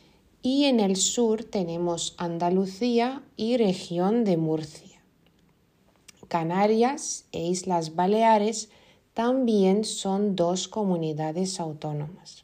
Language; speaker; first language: Spanish; non-native, fluent; Lithuanian